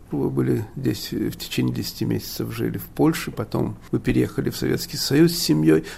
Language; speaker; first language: Russian; native; Russian